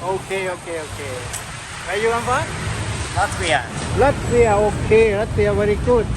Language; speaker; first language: English; non-native, learner; Thai